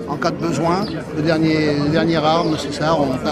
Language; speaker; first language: French; native; French